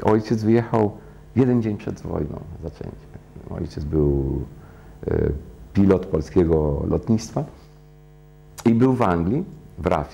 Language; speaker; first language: Polish; early bilingual, heritage; Polish